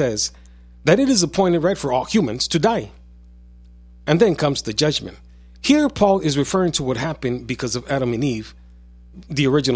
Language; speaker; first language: Spanish; early bilingual, heritage; Spanish